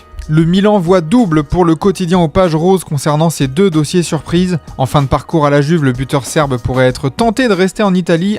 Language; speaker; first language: French; native; French